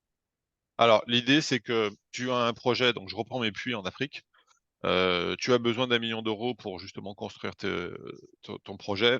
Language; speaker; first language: French; native; French